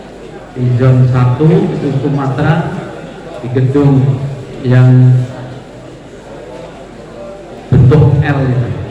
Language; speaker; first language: Indonesian; non-native, local second language; Javanese